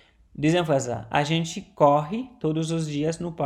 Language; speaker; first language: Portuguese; non-native, learner; Haitian Creole